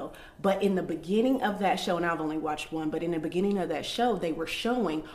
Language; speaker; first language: English; native; English